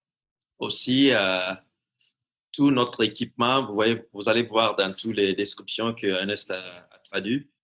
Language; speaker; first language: French; non-native, fluent; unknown